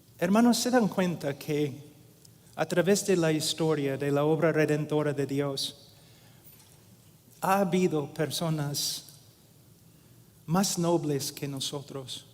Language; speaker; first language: Spanish; non-native, fluent; English